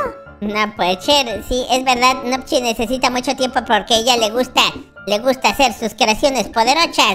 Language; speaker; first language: Spanish; native; Spanish